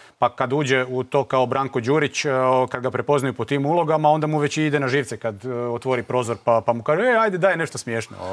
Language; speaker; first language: Croatian; native; Croatian